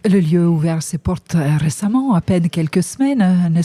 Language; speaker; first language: French; native; French